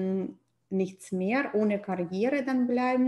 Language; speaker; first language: German; non-native, fluent; Russian